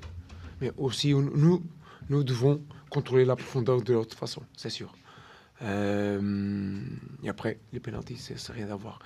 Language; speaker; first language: French; non-native, learner; Portuguese